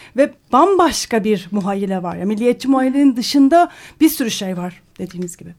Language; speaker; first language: Turkish; native; Turkish